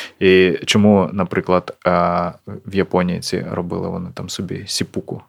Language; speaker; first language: Ukrainian; non-native, local second language; Russian